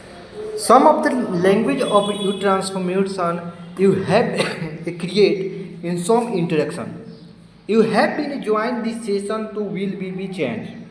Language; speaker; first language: English; non-native, learner; Hindi